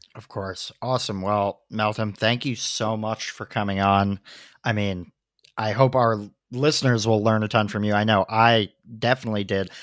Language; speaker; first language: English; native; English